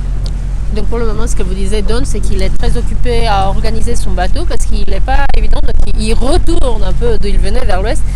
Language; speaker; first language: French; native; French